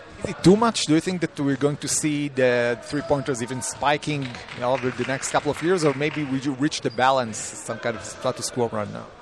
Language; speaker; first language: English; non-native, fluent; Hebrew